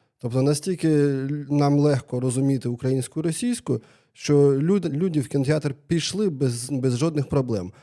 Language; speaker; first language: Ukrainian; non-native, local second language; Russian